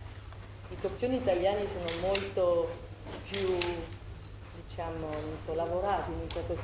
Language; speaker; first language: Italian; non-native, fluent; French